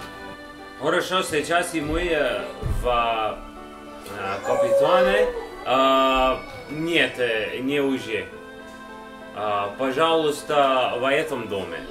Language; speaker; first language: Russian; non-native, learner; English